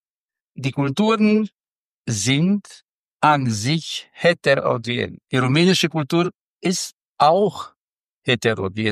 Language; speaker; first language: German; non-native, fluent; Romanian